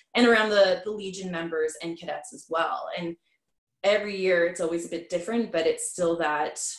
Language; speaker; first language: English; native; English